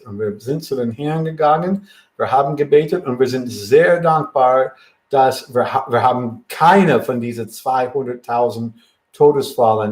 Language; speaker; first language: German; non-native, fluent; English